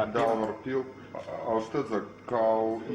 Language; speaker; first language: Russian; native; Russian